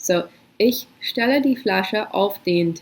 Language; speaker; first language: German; non-native, fluent; English